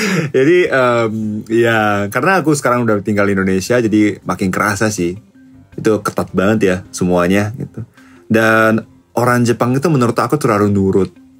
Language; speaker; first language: Indonesian; non-native, fluent; Japanese